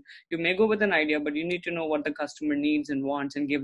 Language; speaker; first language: English; non-native, local second language; Hindi